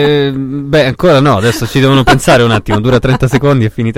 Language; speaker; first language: Italian; native; Italian